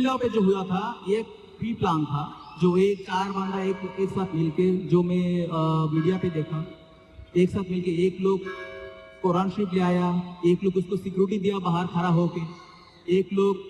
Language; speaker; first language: Hindi; non-native, learner; Bangla